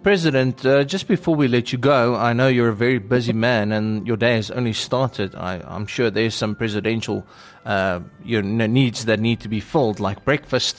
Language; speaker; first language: English; non-native, local second language; Afrikaans